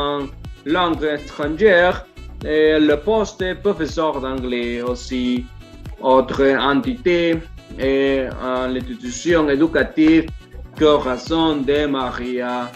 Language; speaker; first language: French; non-native, learner; Spanish